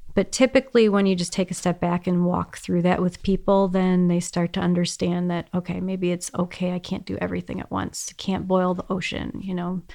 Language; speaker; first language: English; native; English